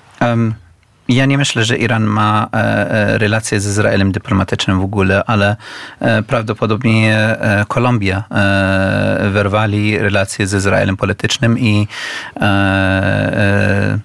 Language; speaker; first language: Polish; non-native, fluent; Arabic